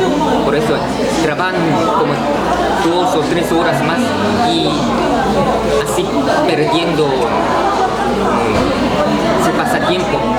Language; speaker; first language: Spanish; non-native, fluent; Korean